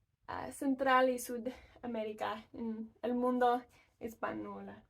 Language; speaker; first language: Spanish; non-native, learner; English